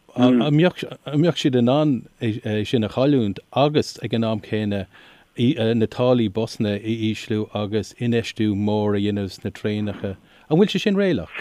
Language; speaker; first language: Irish; non-native, local second language; English